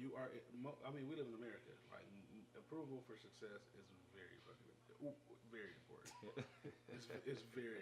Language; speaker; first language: English; native; English